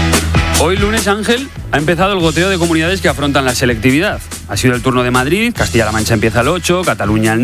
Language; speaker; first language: Spanish; native; Spanish